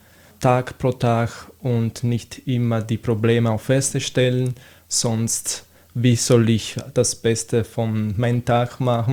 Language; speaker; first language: German; non-native, fluent; Italian